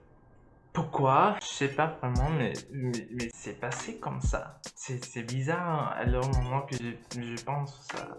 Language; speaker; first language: French; non-native, learner; Spanish